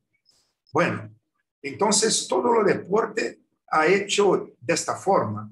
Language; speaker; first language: Spanish; non-native, learner; Portuguese